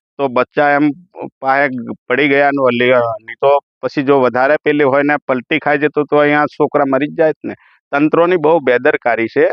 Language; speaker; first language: Gujarati; non-native, local second language; Rathawi